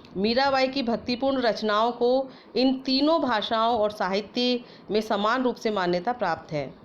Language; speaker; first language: Hindi; native; Hindi